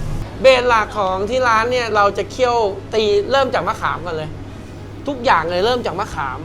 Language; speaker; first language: Thai; native; Thai